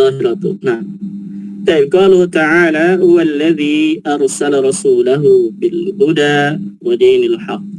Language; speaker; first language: Arabic; non-native, fluent; Indonesian